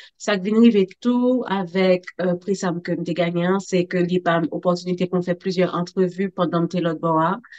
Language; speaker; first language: French; native; French